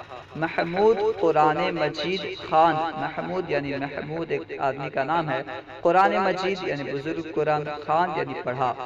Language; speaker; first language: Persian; non-native, fluent; Urdu